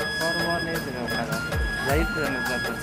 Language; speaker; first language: Persian; native; Persian